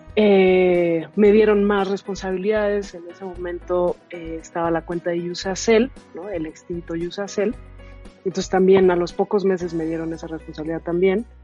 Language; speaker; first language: Spanish; native; Spanish